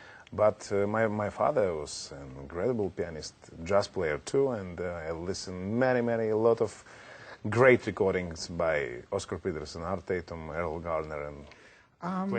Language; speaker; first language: English; non-native, learner; Russian